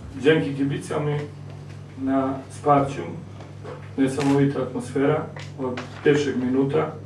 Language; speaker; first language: Polish; non-native, learner; Serbian